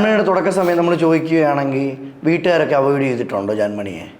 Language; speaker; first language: Malayalam; native; Malayalam